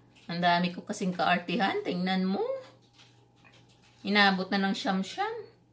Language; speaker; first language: Filipino; non-native, local second language; Cebuano